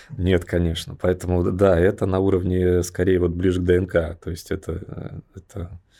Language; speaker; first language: Russian; native; Russian